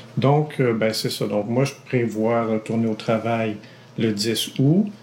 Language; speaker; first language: French; native; French